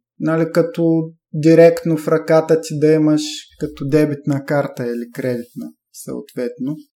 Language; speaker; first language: Bulgarian; native; Bulgarian